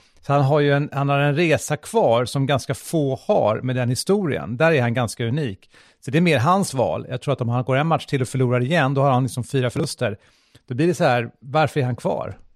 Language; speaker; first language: Swedish; native; Swedish